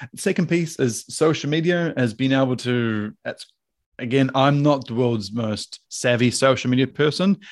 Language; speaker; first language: English; native; English